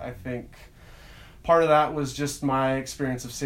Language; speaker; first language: English; native; English